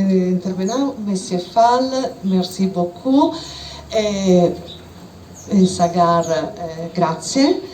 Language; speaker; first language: French; non-native, learner; Italian